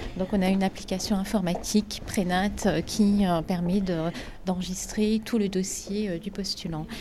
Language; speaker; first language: French; native; French